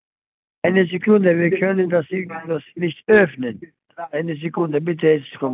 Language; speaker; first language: German; non-native, learner; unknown